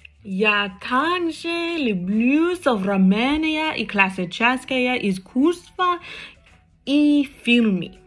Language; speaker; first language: Russian; non-native, learner; English